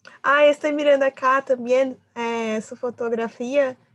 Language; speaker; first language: Spanish; non-native, learner; Portuguese